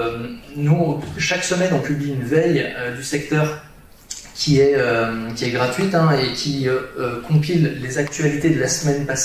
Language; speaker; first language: French; native; French